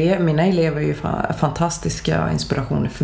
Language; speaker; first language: Swedish; early bilingual, other home language; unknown